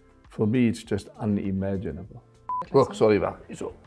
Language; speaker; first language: English; non-native, local second language; Afrikaans